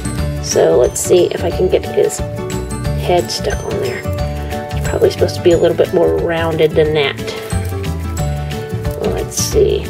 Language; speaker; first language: English; native; English